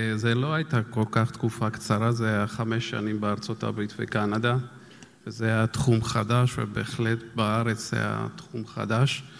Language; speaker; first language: Hebrew; non-native, fluent; Georgian